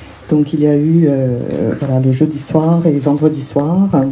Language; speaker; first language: French; native; French